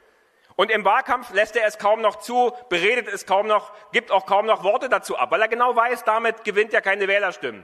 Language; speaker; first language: German; native; German